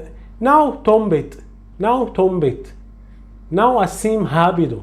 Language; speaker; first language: Portuguese; non-native, fluent; Arabic